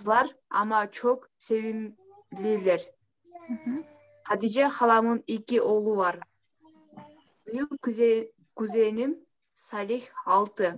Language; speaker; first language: Turkish; non-native, learner; Kyrgyz